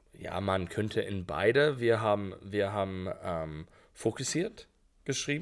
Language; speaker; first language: German; non-native, learner; English